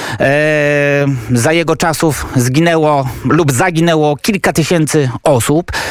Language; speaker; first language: Polish; native; Polish